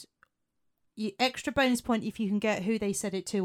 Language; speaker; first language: English; native; English